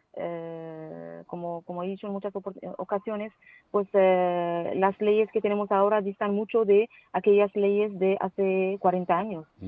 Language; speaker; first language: Spanish; non-native, fluent; Arabic